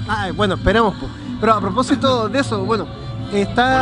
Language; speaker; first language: Spanish; native; Spanish